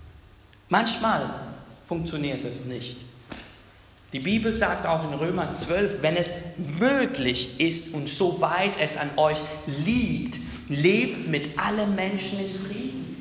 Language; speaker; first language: German; non-native, fluent; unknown